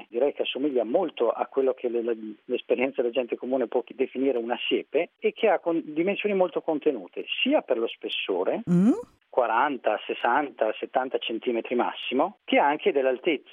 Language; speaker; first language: Italian; native; Italian